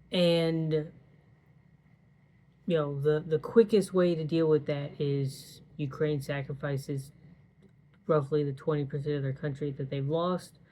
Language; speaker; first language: English; native; English